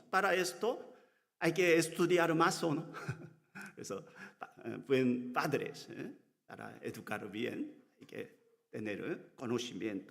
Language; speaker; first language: Spanish; non-native, learner; Korean